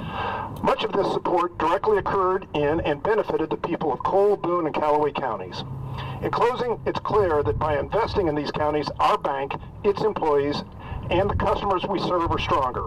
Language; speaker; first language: English; native; English